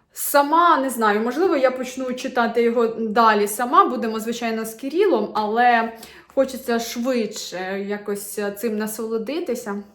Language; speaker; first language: Ukrainian; native; Ukrainian